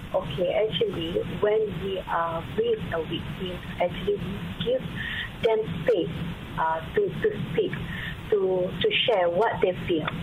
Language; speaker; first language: English; non-native, local second language; Malay